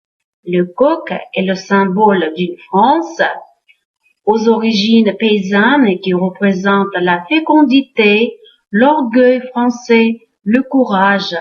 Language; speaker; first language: French; non-native, fluent; Uzbek